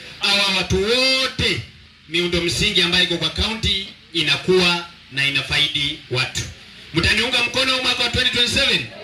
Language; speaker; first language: Swahili; non-native, local second language; Luyia